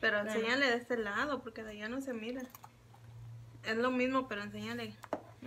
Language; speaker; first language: Spanish; native; Spanish